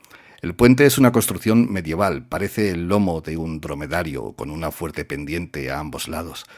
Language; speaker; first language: Spanish; native; Spanish